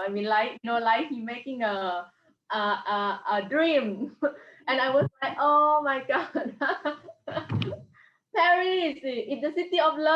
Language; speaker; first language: English; non-native, fluent; Thai